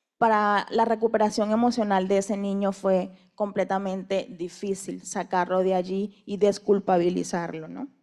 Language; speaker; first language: Spanish; native; Spanish